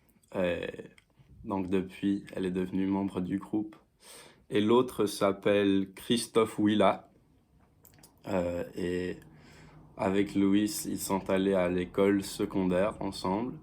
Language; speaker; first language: French; non-native, fluent; English